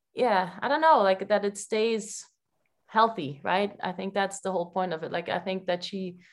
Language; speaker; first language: English; non-native, fluent; Dutch